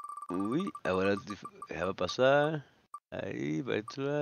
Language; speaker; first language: Spanish; native; Spanish